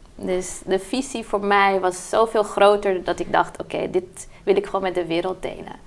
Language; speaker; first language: Dutch; non-native, fluent; Portuguese